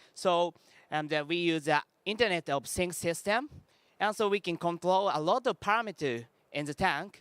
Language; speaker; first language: English; non-native, learner; Japanese